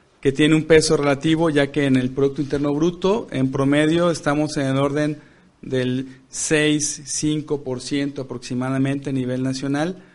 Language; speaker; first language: Spanish; native; Spanish